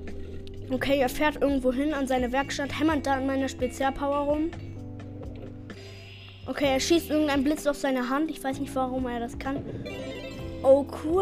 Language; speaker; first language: German; native; German